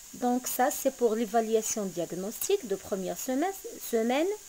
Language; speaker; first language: French; non-native, local second language; Arabic